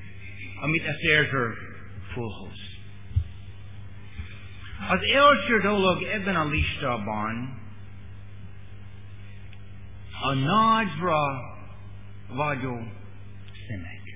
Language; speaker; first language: Hungarian; non-native, learner; English